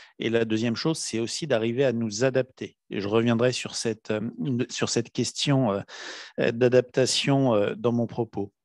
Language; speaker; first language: French; native; French